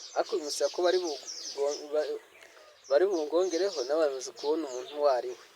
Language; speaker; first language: Kinyarwanda; early bilingual, heritage; Kinyarwanda